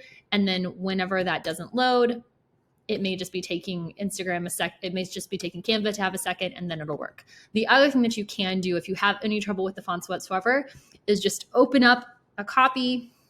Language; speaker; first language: English; native; English